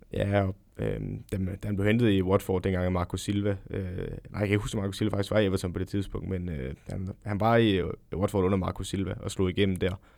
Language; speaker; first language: Danish; native; Danish